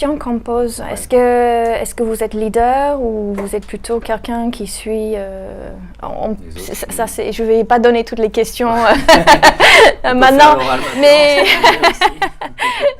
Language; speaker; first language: French; native; French